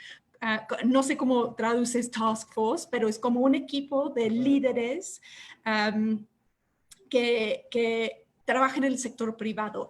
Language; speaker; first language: Spanish; non-native, fluent; English